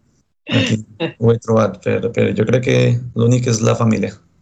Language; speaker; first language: Catalan; non-native, fluent; Spanish